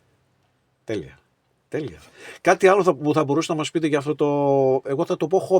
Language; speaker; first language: Greek; native; Greek